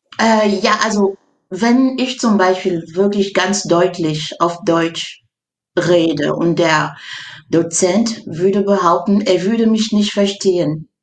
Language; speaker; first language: German; non-native, fluent; French